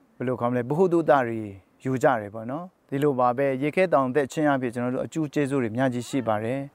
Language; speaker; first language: Burmese; native; Burmese